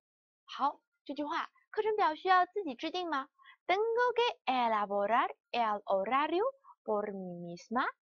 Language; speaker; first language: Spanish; non-native, fluent; Chinese